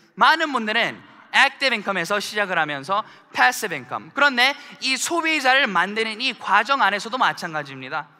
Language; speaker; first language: Korean; early bilingual, heritage; Korean